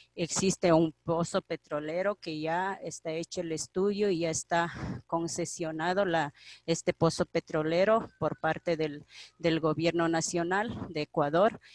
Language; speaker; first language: Spanish; non-native, local second language; Quechua